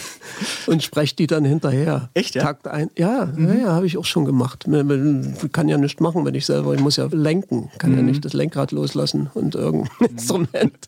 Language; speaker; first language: German; native; German